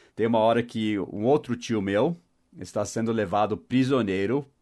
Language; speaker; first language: Portuguese; non-native, fluent; English